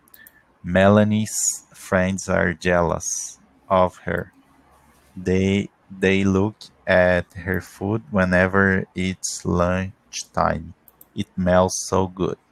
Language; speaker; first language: English; non-native, learner; Portuguese